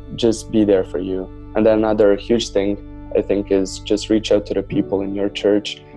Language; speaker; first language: English; non-native, fluent; Serbian